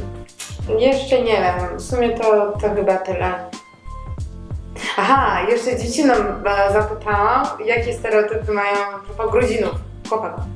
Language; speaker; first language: Polish; non-native, learner; Georgian